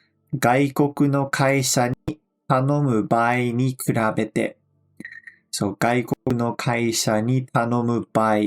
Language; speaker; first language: Japanese; non-native, fluent; English